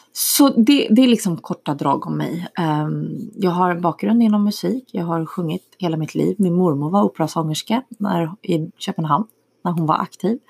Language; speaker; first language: Swedish; early bilingual, other home language; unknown